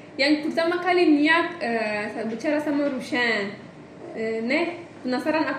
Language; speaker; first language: Indonesian; non-native, learner; Turkish